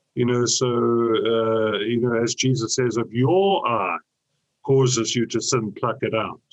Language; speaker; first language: English; native; English